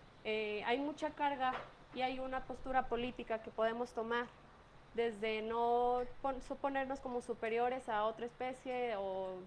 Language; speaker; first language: Spanish; native; Spanish